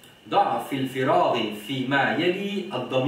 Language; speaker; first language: Arabic; non-native, fluent; Morisyen